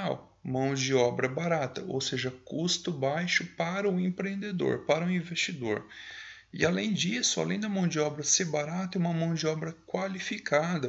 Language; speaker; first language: Portuguese; native; Portuguese